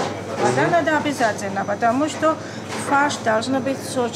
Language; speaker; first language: Russian; non-native, fluent; Georgian